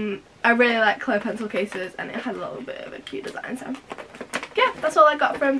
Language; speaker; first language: English; native; English